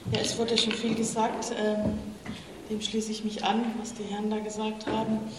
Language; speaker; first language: German; native; German